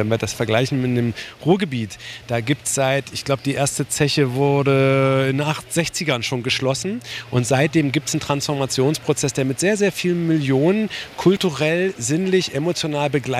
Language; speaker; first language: German; native; German